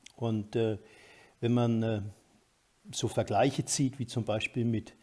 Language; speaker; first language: German; native; German